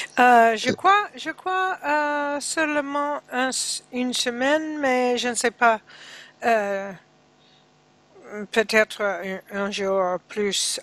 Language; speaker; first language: French; non-native, learner; English